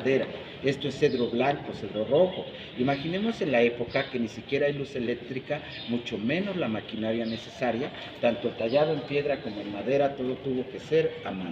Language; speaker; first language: Spanish; native; Spanish